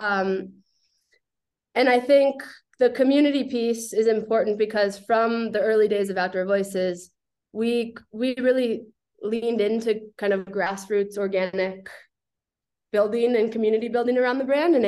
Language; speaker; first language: English; native; English